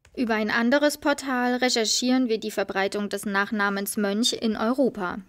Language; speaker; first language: German; native; German